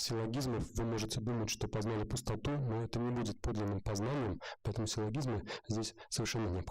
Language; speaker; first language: Russian; native; Russian